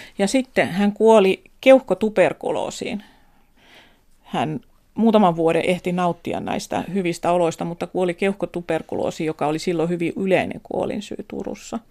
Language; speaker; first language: Finnish; native; Finnish